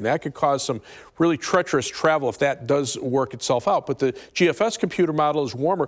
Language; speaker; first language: English; native; English